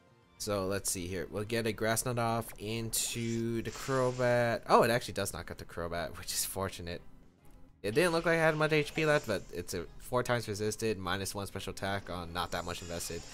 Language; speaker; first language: English; native; English